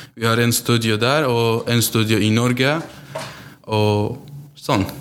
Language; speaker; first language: Norwegian; non-native, fluent; Persian